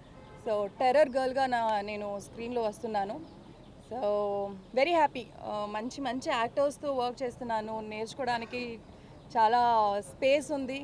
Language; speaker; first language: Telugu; non-native, fluent; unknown